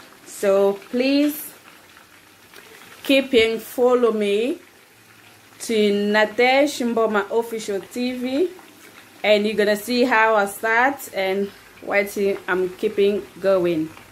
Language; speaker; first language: English; non-native, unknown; Lingala